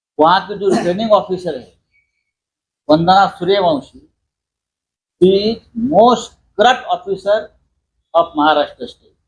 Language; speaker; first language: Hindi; non-native, local second language; Marathi